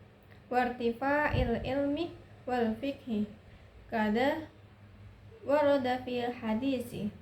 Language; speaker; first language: Arabic; non-native, learner; Indonesian